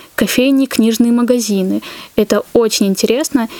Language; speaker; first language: Russian; native; Russian